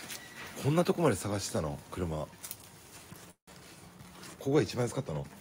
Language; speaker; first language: Japanese; native; Japanese